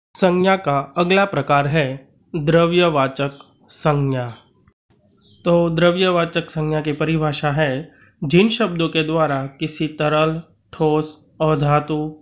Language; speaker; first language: Hindi; non-native, local second language; Gujarati